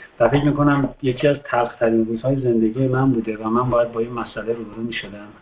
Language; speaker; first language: Persian; native; Persian